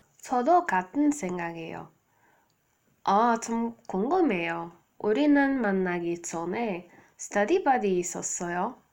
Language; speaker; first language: Korean; non-native, learner; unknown